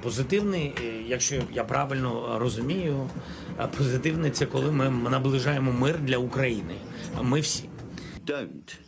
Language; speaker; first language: Ukrainian; non-native, local second language; Russian